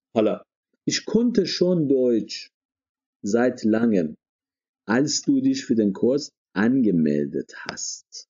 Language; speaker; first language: German; non-native, fluent; Persian